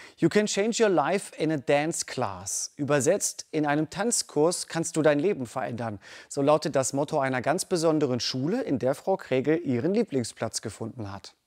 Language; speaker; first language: German; native; German